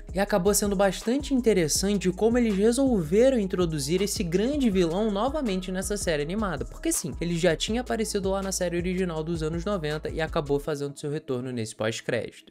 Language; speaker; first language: Portuguese; native; Portuguese